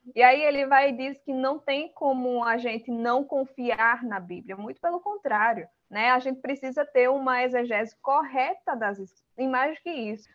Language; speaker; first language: Portuguese; early bilingual, other home language; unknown